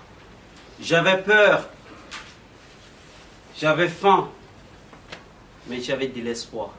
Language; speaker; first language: French; non-native, local second language; Bambara